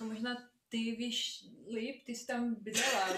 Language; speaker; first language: Czech; non-native, fluent; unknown